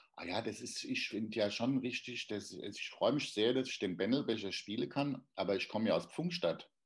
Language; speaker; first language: German; native; German